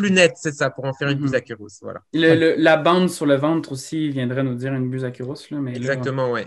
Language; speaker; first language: French; native; French